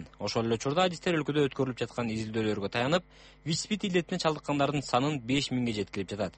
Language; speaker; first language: Kyrgyz; native; Kyrgyz